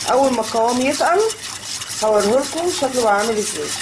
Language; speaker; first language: Arabic; native; Arabic